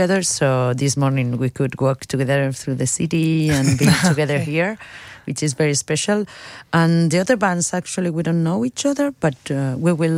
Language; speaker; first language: English; non-native, fluent; Spanish